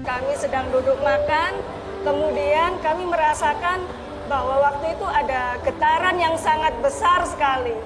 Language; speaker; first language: Indonesian; native; Indonesian